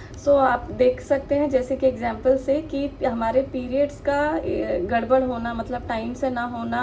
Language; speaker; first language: Hindi; native; Hindi